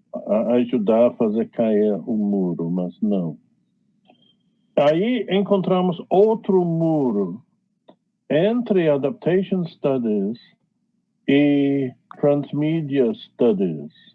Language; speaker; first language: Portuguese; non-native, fluent; English